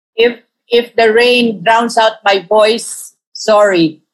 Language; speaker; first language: English; non-native, local second language; Tausug